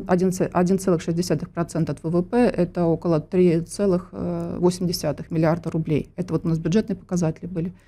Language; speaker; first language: Russian; native; Russian